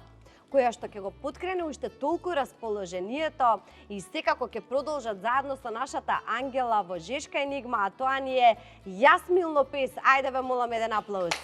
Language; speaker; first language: Macedonian; native; Macedonian